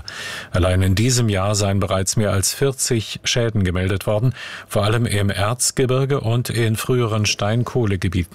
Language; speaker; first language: German; native; German